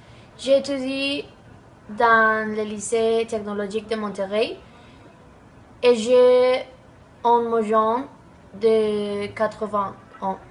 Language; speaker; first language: French; non-native, learner; Spanish